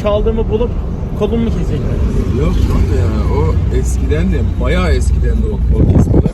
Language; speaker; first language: Turkish; non-native, fluent; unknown